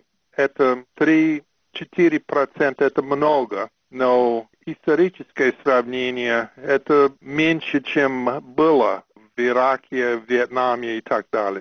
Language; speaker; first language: Russian; non-native, fluent; English